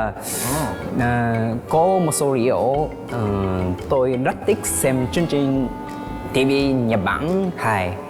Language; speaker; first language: Vietnamese; non-native, learner; Japanese